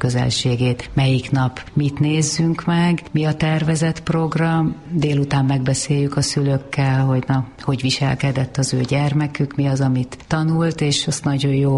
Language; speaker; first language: Hungarian; native; Hungarian